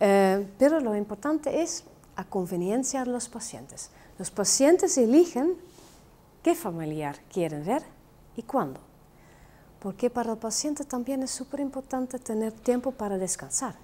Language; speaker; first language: Spanish; non-native, fluent; Dutch